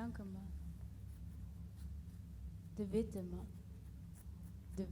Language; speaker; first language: Dutch; early bilingual, other home language; Kinyarwanda